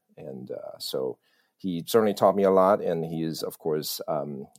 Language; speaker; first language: English; early bilingual, other home language; Chinese